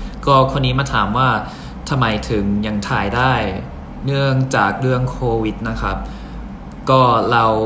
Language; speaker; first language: Thai; early bilingual, other home language; English